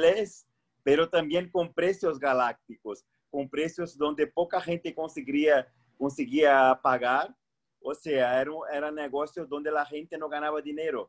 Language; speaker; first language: Spanish; non-native, fluent; Portuguese